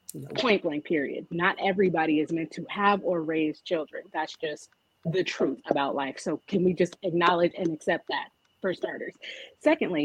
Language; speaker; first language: English; native; English